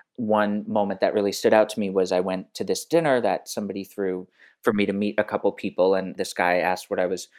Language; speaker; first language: English; early bilingual, other home language; French